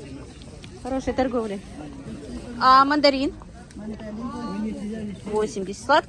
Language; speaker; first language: Russian; non-native, local second language; Ingush